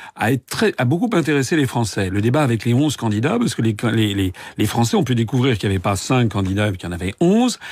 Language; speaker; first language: French; native; French